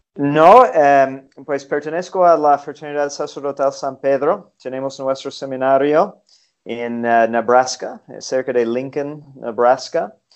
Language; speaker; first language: Spanish; non-native, fluent; English